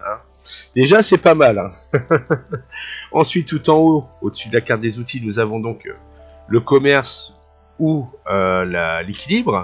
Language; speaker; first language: French; native; French